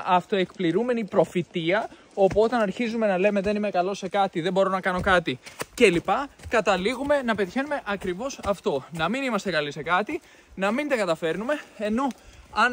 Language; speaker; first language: Greek; native; Greek